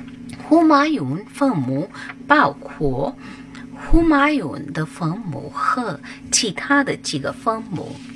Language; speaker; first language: Chinese; non-native, learner; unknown